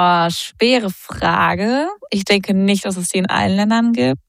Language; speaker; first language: German; native; German